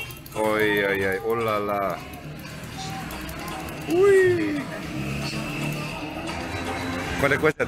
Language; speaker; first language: Spanish; non-native, learner; German